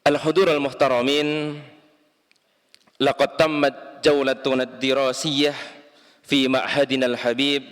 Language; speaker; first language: Arabic; non-native, fluent; Indonesian